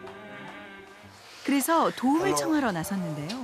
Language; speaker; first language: Korean; native; Korean